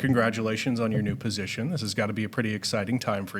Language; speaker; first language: English; native; English